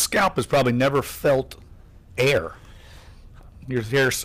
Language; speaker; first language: English; native; English